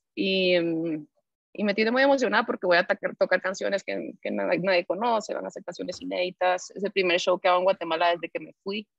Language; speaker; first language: Spanish; native; Spanish